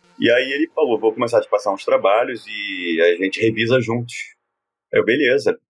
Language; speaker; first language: Portuguese; native; Portuguese